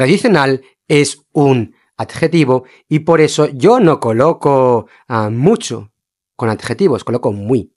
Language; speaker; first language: Spanish; non-native, fluent; Portuguese